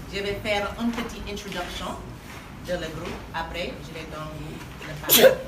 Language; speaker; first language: French; non-native, learner; English